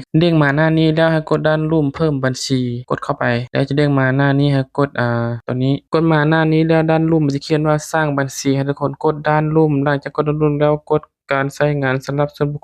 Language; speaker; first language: Thai; non-native, local second language; Northeastern Thai